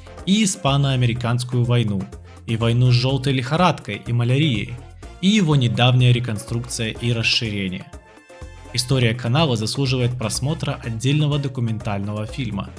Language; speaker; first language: Russian; native; Russian